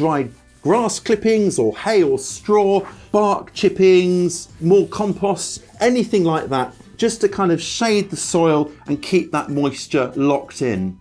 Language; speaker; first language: English; native; English